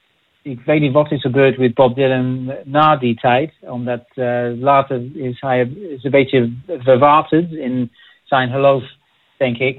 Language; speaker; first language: Dutch; non-native, fluent; English